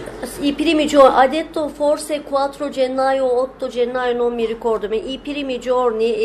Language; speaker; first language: Italian; non-native, fluent; Turkish